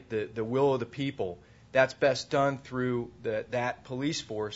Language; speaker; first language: English; native; English